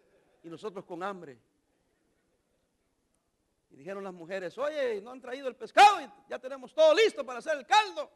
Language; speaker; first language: Spanish; native; Spanish